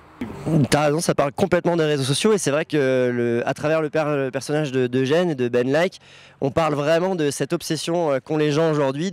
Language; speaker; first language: French; native; French